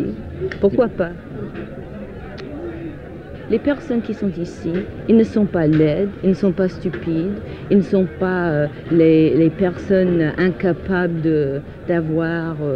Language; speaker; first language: French; non-native, fluent; English